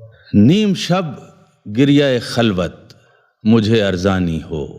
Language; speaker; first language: Urdu; native; Urdu